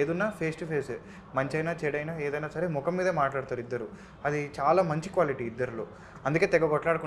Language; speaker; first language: Telugu; native; Telugu